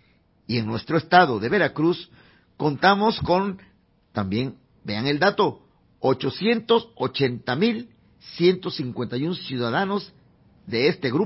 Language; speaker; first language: Spanish; native; Spanish